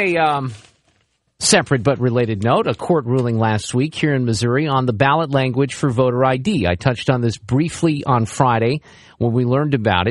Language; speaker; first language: English; native; English